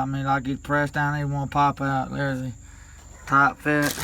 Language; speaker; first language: English; native; English